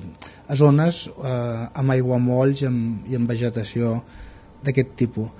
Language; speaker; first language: Catalan; native; Catalan